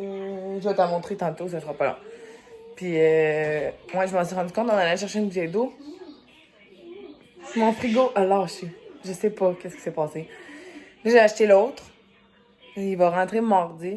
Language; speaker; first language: French; native; French